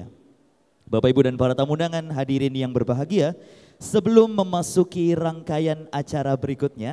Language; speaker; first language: Indonesian; native; Indonesian